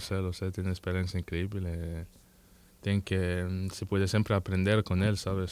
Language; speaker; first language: Spanish; non-native, learner; French